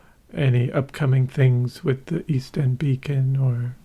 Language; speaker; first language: English; native; English